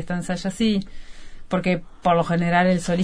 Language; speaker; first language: Spanish; native; Spanish